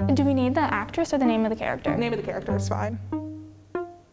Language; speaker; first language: English; native; English